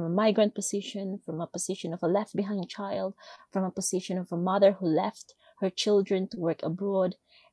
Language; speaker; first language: English; non-native, local second language; Filipino